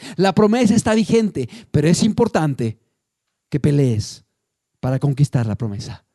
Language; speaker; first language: Spanish; native; Spanish